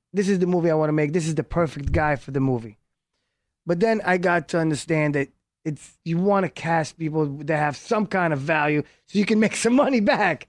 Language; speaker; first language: English; early bilingual, other home language; Hebrew